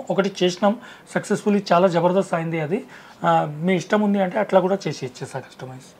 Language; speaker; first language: Telugu; early bilingual, other home language; Hindi